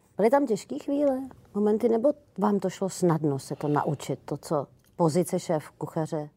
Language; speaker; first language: Czech; native; Czech